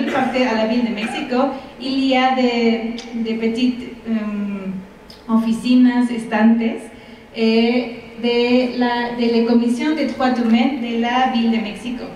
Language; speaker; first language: French; non-native, fluent; Spanish